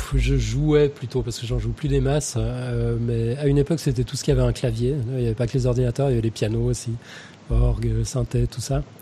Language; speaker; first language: French; native; French